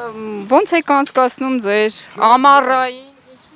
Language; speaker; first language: Armenian; native; Armenian